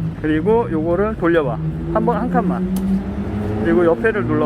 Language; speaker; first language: Korean; native; Korean